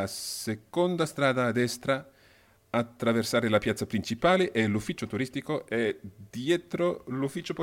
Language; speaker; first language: Italian; non-native, fluent; English